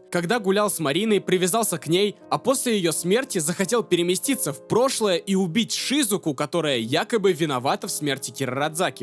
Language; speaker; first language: Russian; native; Russian